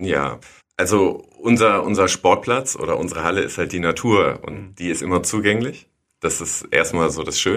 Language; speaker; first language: German; native; German